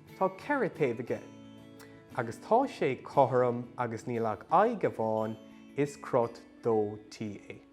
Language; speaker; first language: Irish; non-native, local second language; English